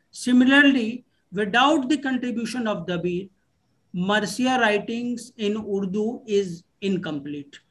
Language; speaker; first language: English; non-native, local second language; Urdu